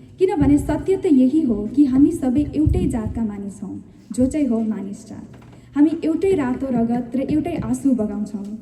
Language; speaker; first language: Nepali; early bilingual, heritage; Nepali